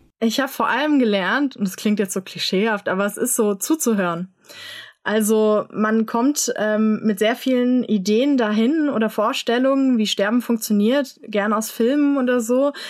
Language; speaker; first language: German; native; German